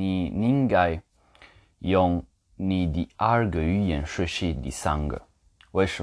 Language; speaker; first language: Chinese; non-native, learner; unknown